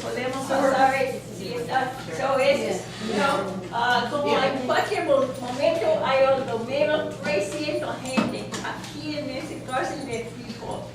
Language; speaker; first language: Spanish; non-native, learner; English